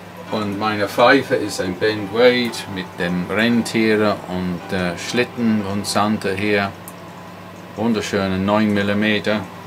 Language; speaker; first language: German; non-native, fluent; English